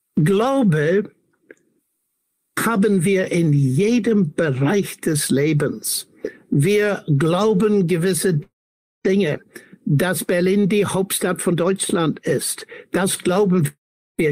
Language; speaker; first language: German; non-native, fluent; English